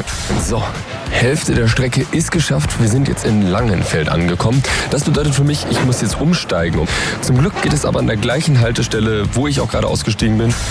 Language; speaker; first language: German; native; German